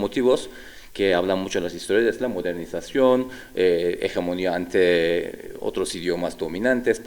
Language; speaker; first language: Spanish; non-native, fluent; Turkish